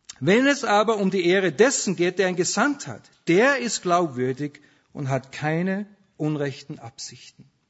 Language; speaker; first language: German; native; German